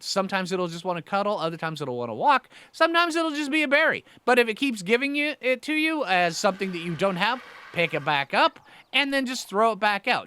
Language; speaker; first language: English; native; English